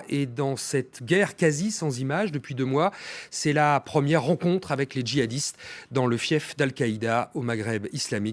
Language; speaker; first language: French; native; French